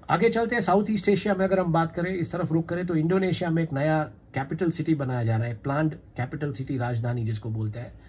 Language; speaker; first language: Hindi; non-native, local second language; Gujarati